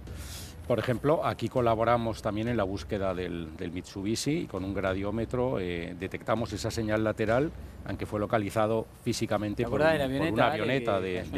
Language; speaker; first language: Spanish; native; Spanish